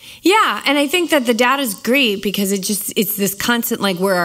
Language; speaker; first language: English; native; English